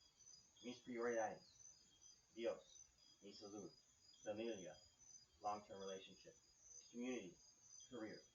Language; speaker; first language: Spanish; non-native, fluent; English